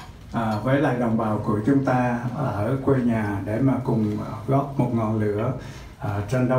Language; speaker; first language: Vietnamese; native; Vietnamese